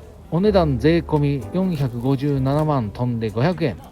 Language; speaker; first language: Japanese; native; Japanese